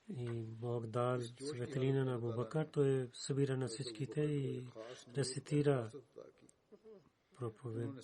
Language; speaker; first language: Bulgarian; non-native, learner; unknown